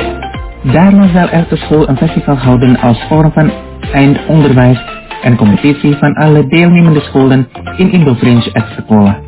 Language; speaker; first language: Dutch; non-native, fluent; Indonesian